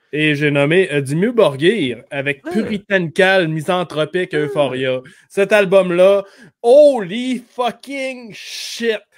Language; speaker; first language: French; native; French